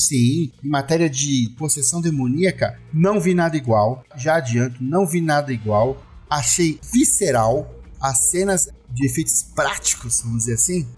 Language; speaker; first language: Portuguese; native; Portuguese